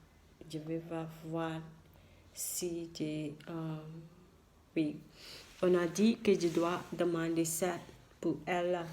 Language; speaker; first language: French; non-native, learner; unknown